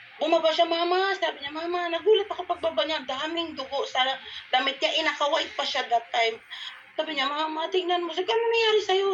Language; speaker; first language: Filipino; non-native, local second language; Cebuano